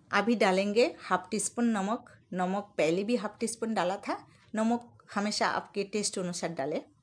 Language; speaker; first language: Hindi; non-native, local second language; Bangla